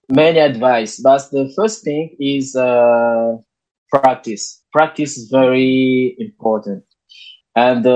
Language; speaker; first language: English; non-native, learner; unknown